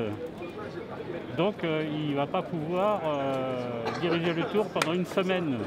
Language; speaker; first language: French; native; French